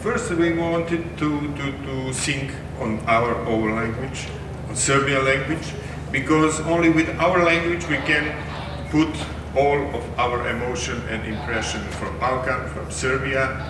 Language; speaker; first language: English; non-native, learner; Serbian